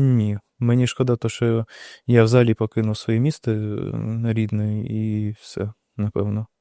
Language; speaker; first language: Ukrainian; non-native, local second language; Russian